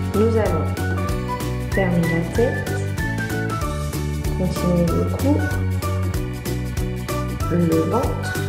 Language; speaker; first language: French; native; French